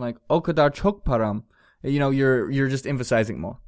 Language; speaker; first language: English; native; English